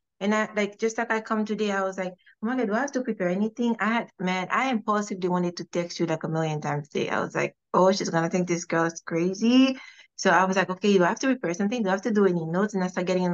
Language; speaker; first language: English; non-native, fluent; French